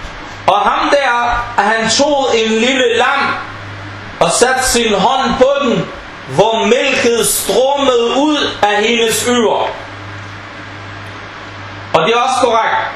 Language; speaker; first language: Danish; non-native, fluent; Arabic